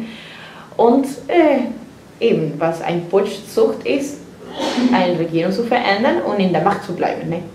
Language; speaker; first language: German; non-native, fluent; Spanish